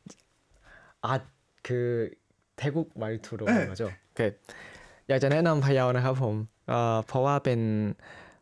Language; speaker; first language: Korean; non-native, learner; Thai